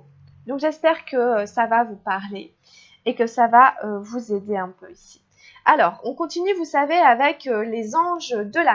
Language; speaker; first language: French; native; French